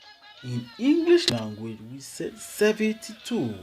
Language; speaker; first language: English; non-native, local second language; Esan